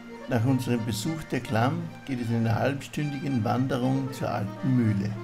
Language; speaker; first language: German; native; German